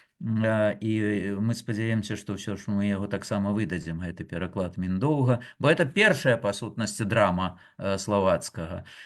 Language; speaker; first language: Belarusian; native; Belarusian